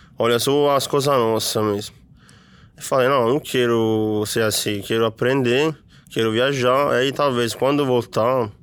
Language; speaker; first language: Portuguese; non-native, fluent; Italian